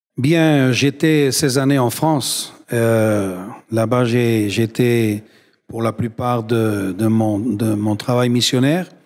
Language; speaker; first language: French; non-native, fluent; Spanish